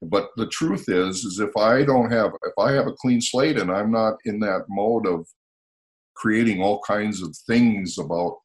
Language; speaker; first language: English; native; English